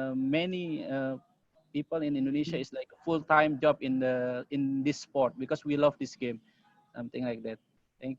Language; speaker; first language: English; non-native, learner; Indonesian